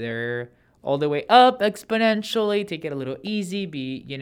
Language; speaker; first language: English; non-native, fluent; Spanish